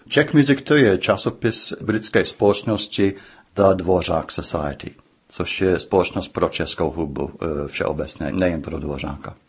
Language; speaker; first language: Czech; non-native, fluent; English